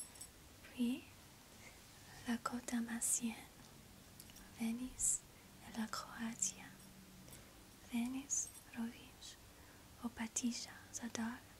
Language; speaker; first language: French; non-native, learner; English